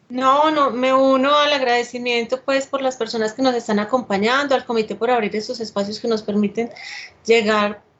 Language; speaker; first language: Spanish; native; Spanish